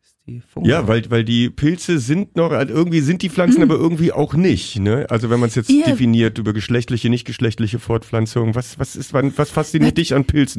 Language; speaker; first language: German; native; German